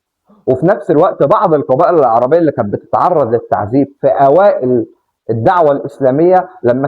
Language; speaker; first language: Arabic; native; Arabic